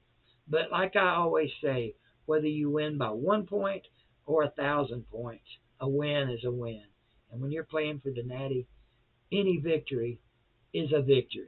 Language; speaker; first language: English; native; English